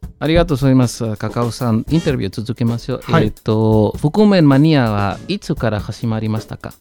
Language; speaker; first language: Japanese; non-native, learner; Spanish